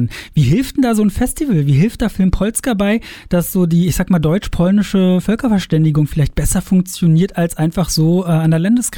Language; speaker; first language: German; native; German